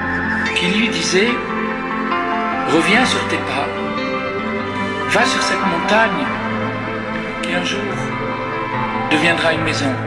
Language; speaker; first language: French; native; French